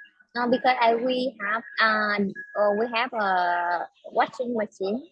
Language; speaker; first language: English; non-native, learner; Vietnamese